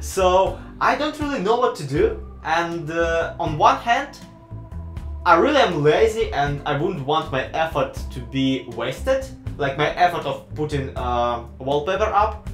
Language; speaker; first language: English; non-native, fluent; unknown